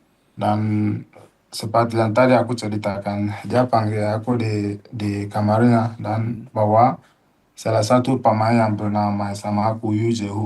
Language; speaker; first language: Indonesian; non-native, fluent; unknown